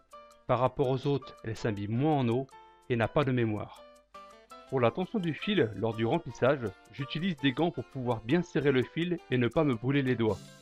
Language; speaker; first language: French; native; French